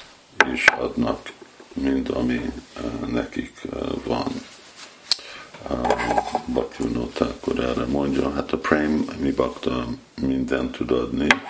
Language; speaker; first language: Hungarian; non-native, fluent; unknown